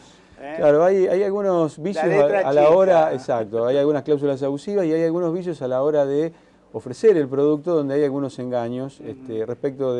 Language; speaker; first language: Spanish; native; Spanish